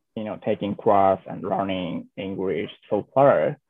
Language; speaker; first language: English; non-native, learner; Japanese